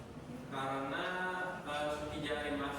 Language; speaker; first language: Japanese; non-native, learner; Indonesian